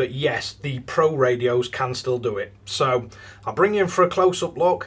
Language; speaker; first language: English; native; English